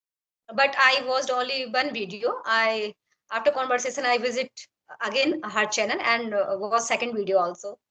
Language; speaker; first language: English; non-native, learner; Hindi